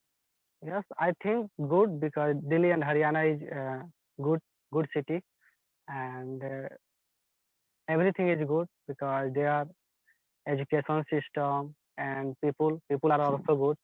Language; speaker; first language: English; non-native, learner; Hindi